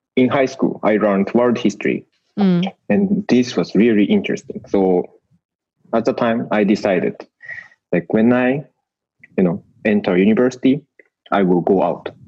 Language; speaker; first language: English; non-native, learner; Japanese